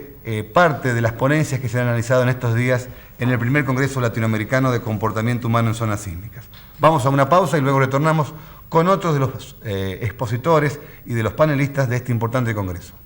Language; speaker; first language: Spanish; native; Spanish